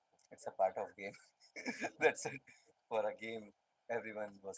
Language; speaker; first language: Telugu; non-native, learner; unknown